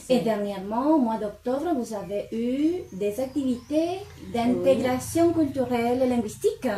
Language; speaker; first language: French; non-native, fluent; Spanish